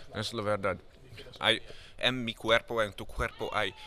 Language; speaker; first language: Spanish; non-native, learner; Hungarian